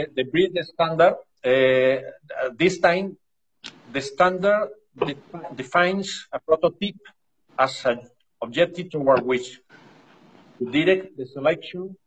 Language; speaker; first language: English; non-native, learner; Spanish